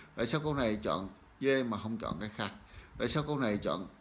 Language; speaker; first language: Vietnamese; native; Vietnamese